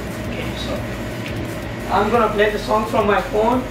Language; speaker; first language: English; non-native, fluent; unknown